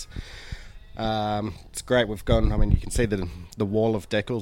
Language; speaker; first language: English; native; English